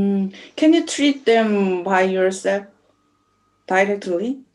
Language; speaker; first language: English; non-native, learner; Korean